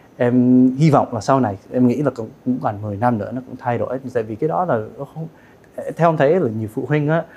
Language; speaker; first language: Vietnamese; early bilingual, heritage; Vietnamese